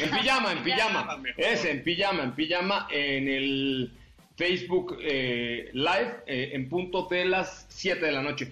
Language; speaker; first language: Spanish; native; Spanish